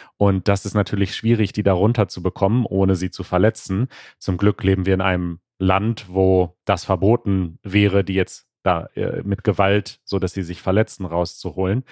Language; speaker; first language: German; native; German